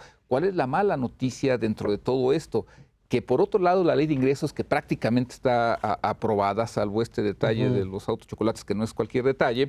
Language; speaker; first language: Spanish; native; Spanish